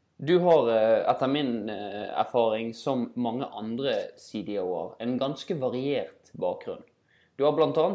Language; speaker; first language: Norwegian; native; Norwegian